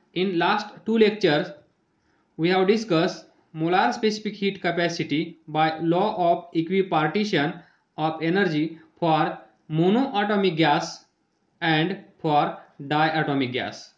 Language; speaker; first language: English; non-native, local second language; Marathi